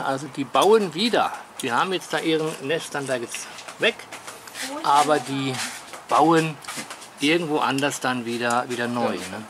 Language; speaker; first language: German; native; German